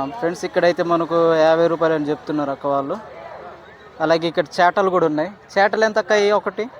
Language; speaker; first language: Telugu; non-native, local second language; Koya